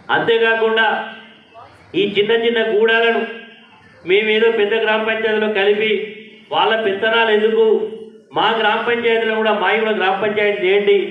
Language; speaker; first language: Telugu; native; Telugu